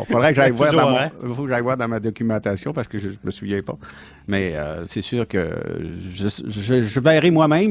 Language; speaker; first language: French; native; French